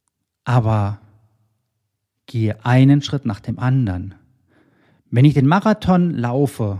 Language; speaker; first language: German; native; German